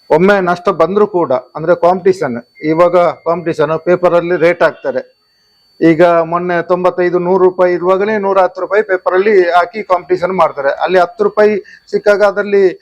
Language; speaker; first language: Kannada; non-native, local second language; Tulu